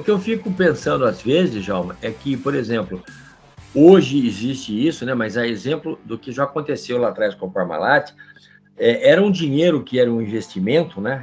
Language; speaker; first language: Portuguese; native; Portuguese